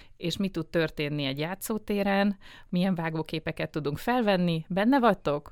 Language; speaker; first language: Hungarian; native; Hungarian